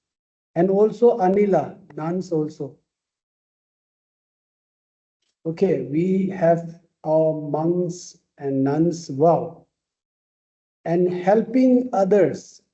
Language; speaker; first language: English; non-native, local second language; Tibetan